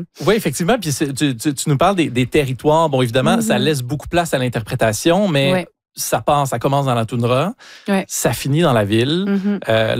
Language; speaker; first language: French; native; French